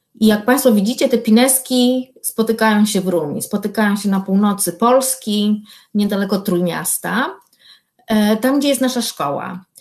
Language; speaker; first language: Polish; native; Polish